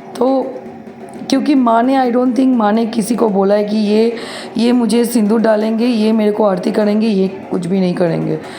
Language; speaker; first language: Hindi; non-native, local second language; Bangla